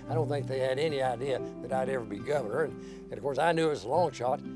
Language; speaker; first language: English; native; English